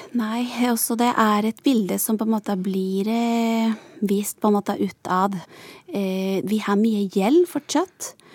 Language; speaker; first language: Norwegian; non-native, fluent; Spanish